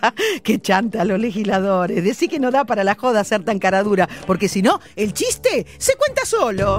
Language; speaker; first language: Spanish; native; Spanish